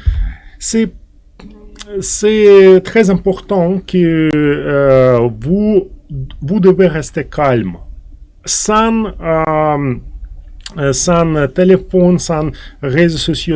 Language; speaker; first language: French; non-native, fluent; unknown